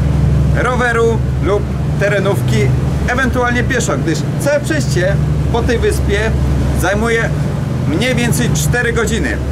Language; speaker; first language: Polish; native; Polish